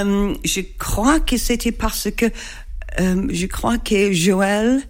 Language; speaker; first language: French; non-native, learner; English